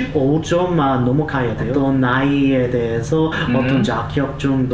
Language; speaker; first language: Korean; non-native, learner; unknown